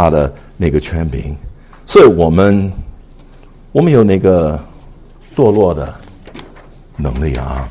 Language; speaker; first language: Chinese; non-native, fluent; English